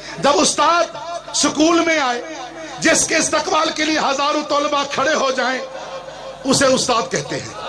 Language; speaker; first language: Urdu; non-native, local second language; Punjabi